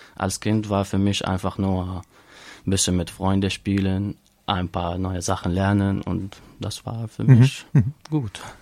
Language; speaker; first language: German; non-native, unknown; Arabic